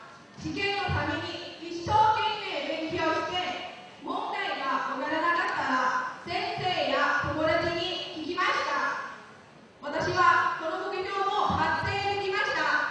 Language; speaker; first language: Japanese; non-native, learner; Lao